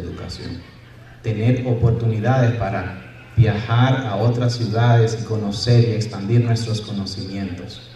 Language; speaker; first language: Spanish; early bilingual, other home language; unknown